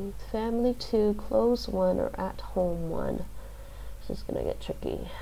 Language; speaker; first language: English; native; English